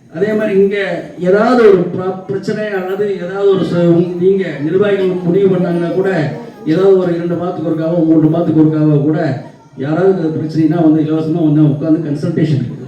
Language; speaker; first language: Tamil; native; Tamil